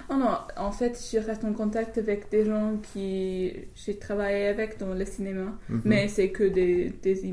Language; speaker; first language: French; non-native, fluent; English